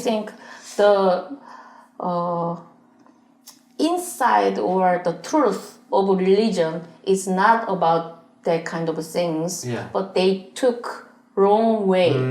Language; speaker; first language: English; non-native, learner; Korean